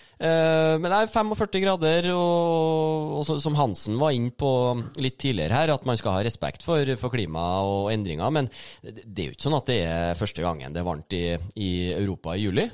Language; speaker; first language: Norwegian; native; Norwegian